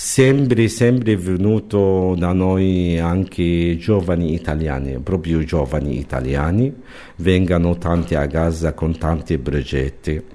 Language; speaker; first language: Italian; non-native, learner; Arabic